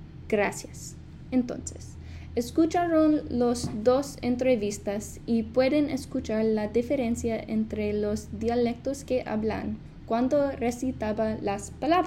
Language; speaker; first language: Spanish; non-native, fluent; English